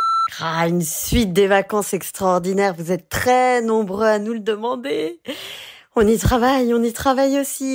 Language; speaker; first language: French; native; French